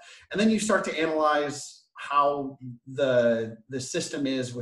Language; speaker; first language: English; native; English